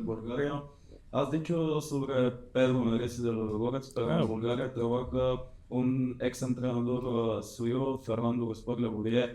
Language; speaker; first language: Spanish; non-native, learner; Bulgarian